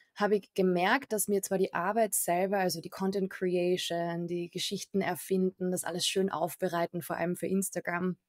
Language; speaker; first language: German; native; German